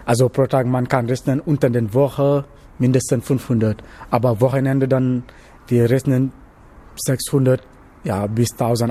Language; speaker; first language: German; non-native, learner; Wolof